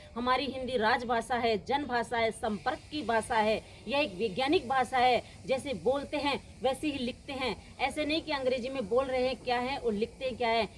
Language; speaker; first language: Hindi; native; Hindi